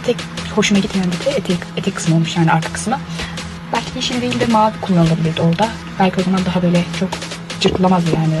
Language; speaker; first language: Turkish; native; Turkish